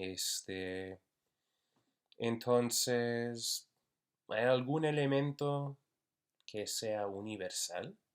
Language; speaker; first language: Spanish; non-native, fluent; English